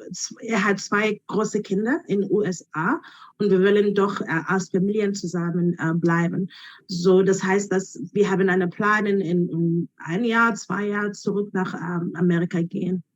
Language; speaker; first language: German; non-native, learner; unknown